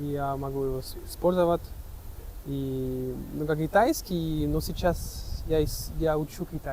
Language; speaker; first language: Russian; non-native, learner; French